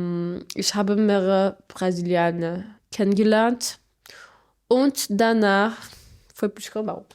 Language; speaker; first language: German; non-native, learner; Portuguese